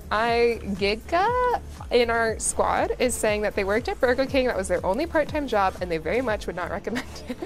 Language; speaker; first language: English; native; English